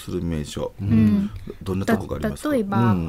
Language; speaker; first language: Japanese; native; Japanese